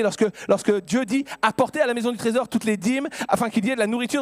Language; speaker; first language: French; native; French